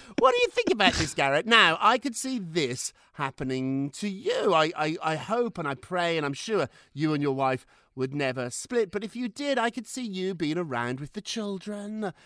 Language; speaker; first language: English; native; English